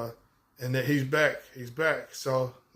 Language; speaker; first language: English; native; English